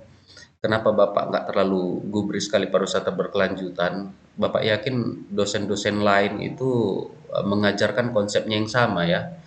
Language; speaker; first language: Indonesian; native; Indonesian